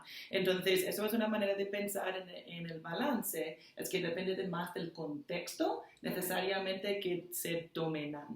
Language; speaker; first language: Spanish; non-native, fluent; English